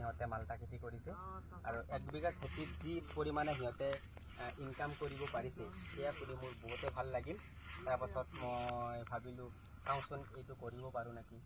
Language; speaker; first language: Assamese; non-native, local second language; Bangla